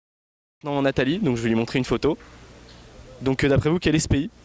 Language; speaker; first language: French; native; French